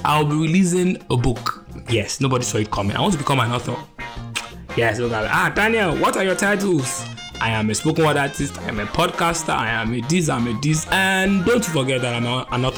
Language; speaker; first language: English; non-native, local second language; Yoruba